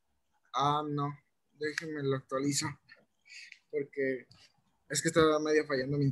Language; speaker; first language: Spanish; native; Spanish